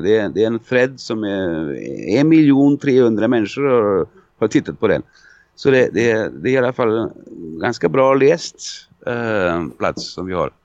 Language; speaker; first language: Swedish; non-native, fluent; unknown